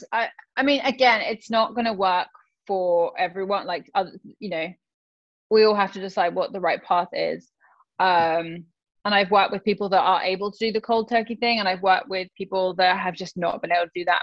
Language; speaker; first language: English; native; English